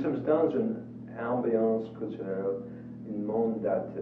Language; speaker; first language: French; non-native, local second language; English